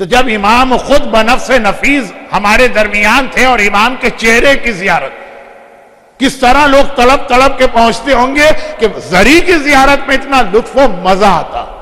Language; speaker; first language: Urdu; native; Urdu